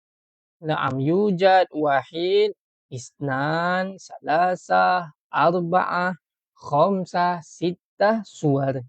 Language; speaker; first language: Arabic; non-native, fluent; Malay